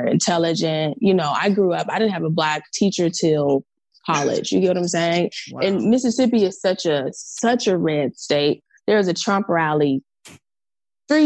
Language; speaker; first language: English; native; English